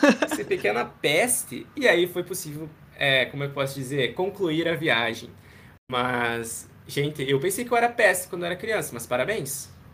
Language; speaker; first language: Portuguese; native; Portuguese